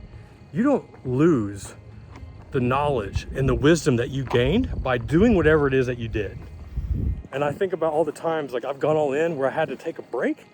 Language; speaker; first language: English; native; English